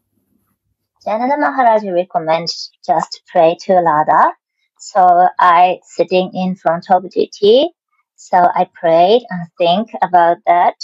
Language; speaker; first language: English; non-native, learner; Japanese